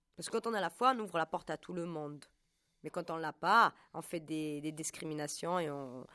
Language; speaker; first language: French; native; French